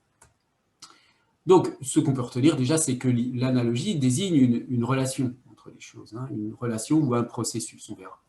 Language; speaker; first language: French; native; French